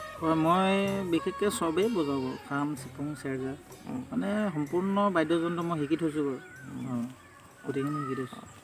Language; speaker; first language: Assamese; non-native, local second language; Bodo